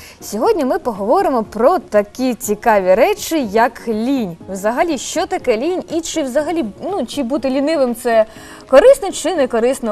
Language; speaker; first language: Ukrainian; native; Ukrainian